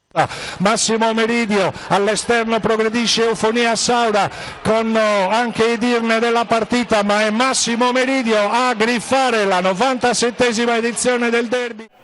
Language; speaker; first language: Italian; native; Italian